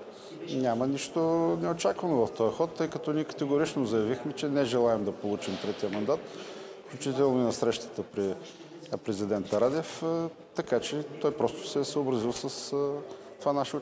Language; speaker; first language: Bulgarian; native; Bulgarian